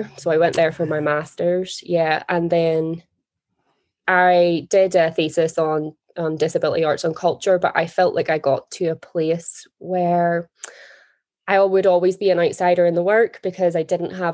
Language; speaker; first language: English; native; English